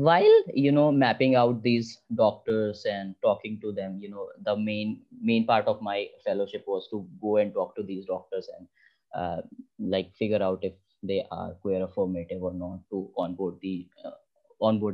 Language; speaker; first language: English; non-native, local second language; Hindi